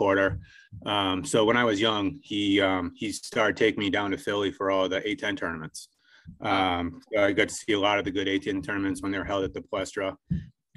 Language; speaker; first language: English; native; English